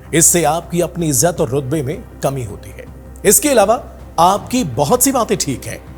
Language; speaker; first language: Urdu; native; Urdu